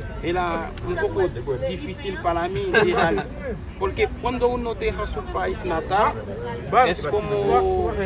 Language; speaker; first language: Spanish; non-native, learner; Haitian Creole